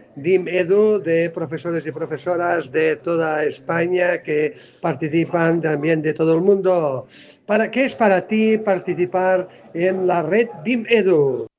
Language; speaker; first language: Spanish; non-native, local second language; Catalan